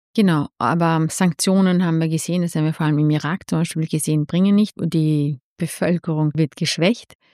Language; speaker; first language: German; early bilingual, other home language; Armenian